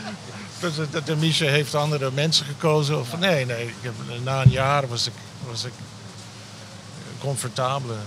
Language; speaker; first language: Dutch; non-native, fluent; English